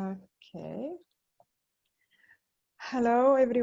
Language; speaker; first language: English; non-native, learner; Arabic